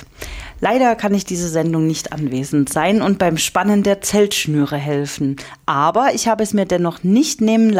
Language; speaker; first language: German; native; German